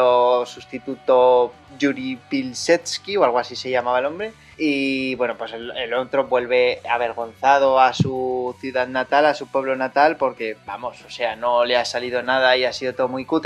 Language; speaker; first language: Spanish; native; Spanish